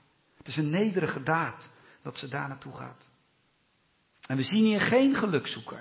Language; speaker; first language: Dutch; native; Dutch